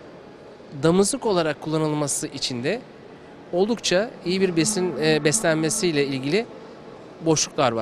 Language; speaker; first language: Turkish; native; Turkish